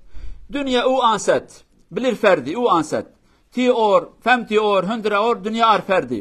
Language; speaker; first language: Swedish; non-native, learner; Kurdish